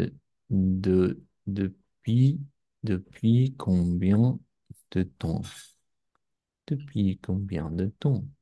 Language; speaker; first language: French; non-native, learner; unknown